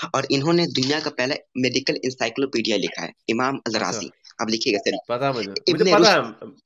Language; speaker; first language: Hindi; native; Hindi